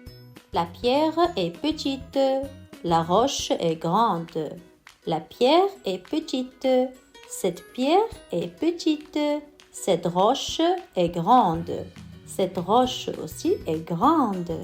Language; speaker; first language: French; non-native, local second language; Arabic